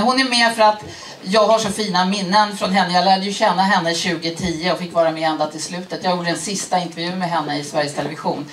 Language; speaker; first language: Swedish; native; Swedish